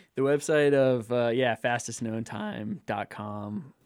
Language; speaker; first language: English; native; English